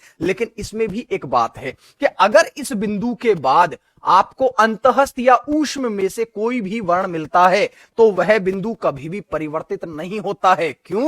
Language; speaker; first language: Hindi; native; Hindi